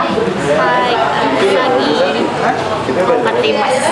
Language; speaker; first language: Japanese; non-native, learner; Indonesian